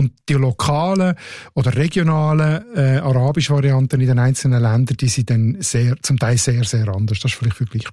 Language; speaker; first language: German; native; German